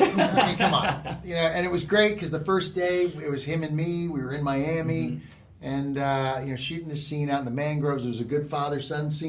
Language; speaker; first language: English; native; English